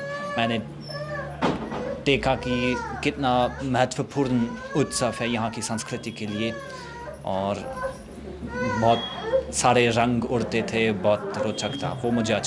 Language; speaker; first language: Hindi; non-native, fluent; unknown